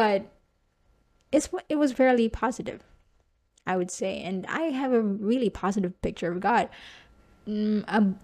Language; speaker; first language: English; non-native, local second language; Cebuano